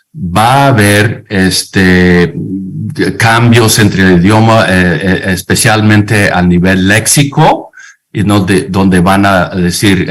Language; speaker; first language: Spanish; non-native, fluent; English